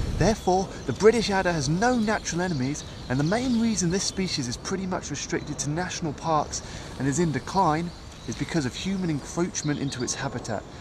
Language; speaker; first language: English; native; English